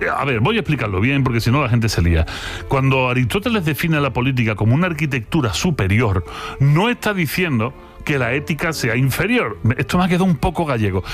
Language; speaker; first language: Spanish; native; Spanish